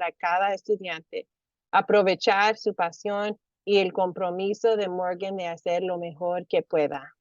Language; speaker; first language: Spanish; early bilingual, heritage; Spanish